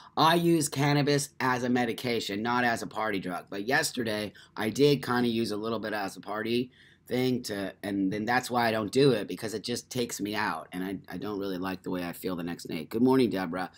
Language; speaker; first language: English; native; English